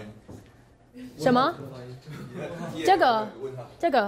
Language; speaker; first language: Chinese; non-native, learner; Spanish